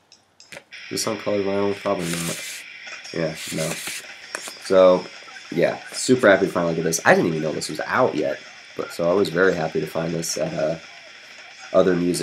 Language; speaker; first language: English; native; English